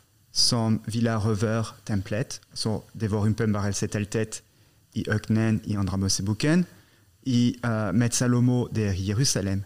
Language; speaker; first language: Swedish; non-native, fluent; French